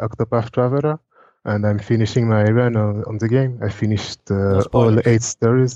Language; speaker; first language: English; non-native, fluent; French